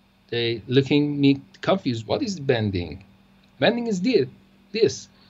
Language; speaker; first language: English; non-native, learner; Persian